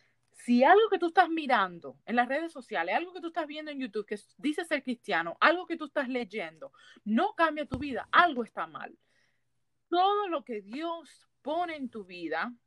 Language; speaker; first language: Spanish; early bilingual, heritage; Spanish